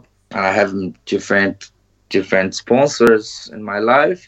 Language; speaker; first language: English; non-native, learner; Portuguese